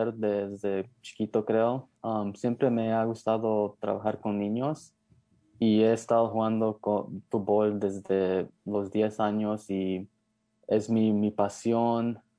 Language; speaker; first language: Spanish; early bilingual, heritage; Spanish